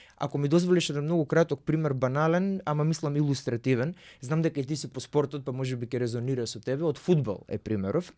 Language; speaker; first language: Macedonian; native; Macedonian